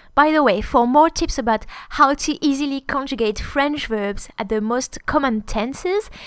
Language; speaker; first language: English; non-native, fluent; French